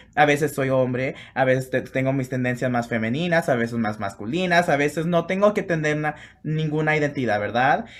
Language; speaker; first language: Spanish; early bilingual, heritage; Spanish